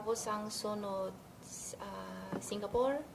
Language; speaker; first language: Filipino; non-native, learner; Chinese